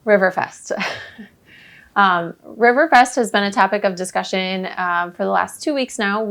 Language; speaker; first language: English; native; English